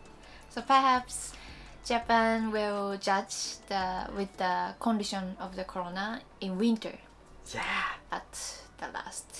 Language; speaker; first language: English; non-native, learner; Japanese